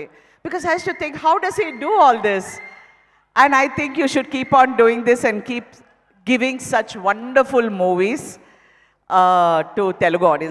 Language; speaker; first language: Telugu; non-native, fluent; Tamil